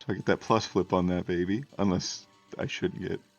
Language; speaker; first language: English; native; English